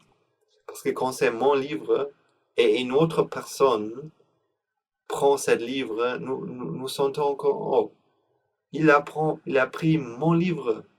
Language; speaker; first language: French; non-native, learner; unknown